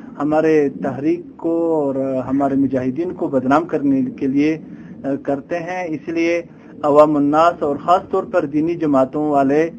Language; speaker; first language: Urdu; non-native, local second language; Pashto